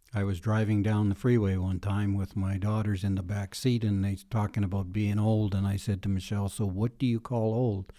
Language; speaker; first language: English; native; English